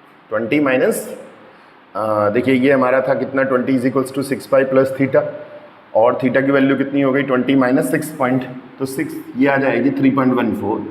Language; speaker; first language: Hindi; native; Hindi